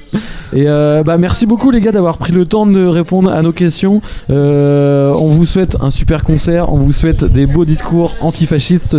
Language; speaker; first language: French; native; French